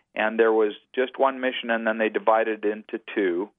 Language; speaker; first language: English; native; English